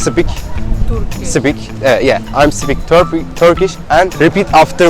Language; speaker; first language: English; non-native, learner; Turkish